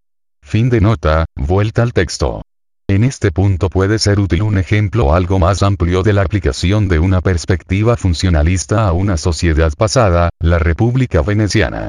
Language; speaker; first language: Spanish; native; Spanish